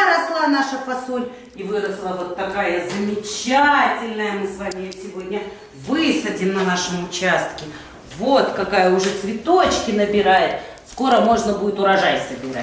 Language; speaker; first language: Russian; native; Russian